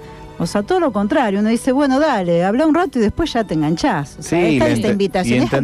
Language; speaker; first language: Spanish; native; Spanish